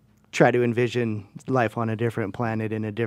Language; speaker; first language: English; native; English